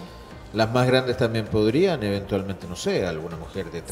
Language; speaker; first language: Spanish; native; Spanish